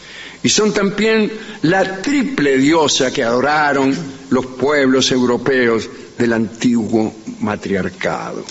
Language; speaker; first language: Spanish; native; Spanish